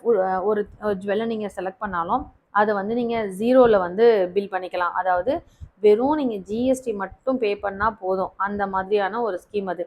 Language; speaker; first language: Tamil; native; Tamil